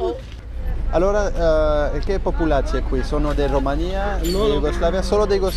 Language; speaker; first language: Italian; non-native, learner; French